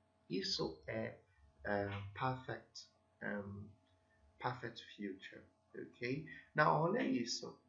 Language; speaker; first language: Portuguese; non-native, fluent; English